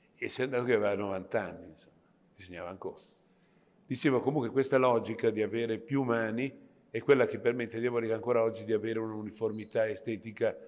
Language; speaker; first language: Italian; native; Italian